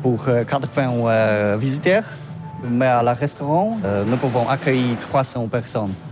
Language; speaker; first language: French; non-native, learner; Polish